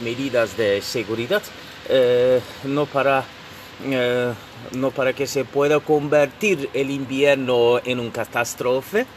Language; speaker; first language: Spanish; non-native, fluent; Turkish